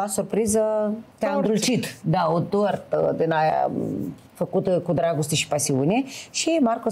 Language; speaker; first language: Romanian; native; Romanian